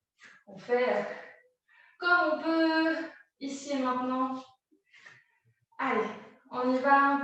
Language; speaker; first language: French; native; French